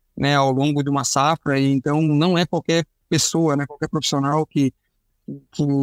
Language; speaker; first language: Portuguese; native; Portuguese